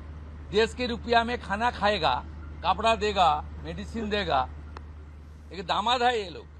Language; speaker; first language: Hindi; non-native, local second language; Bangla